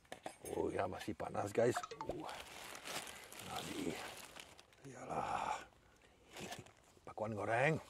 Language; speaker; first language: Indonesian; non-native, learner; French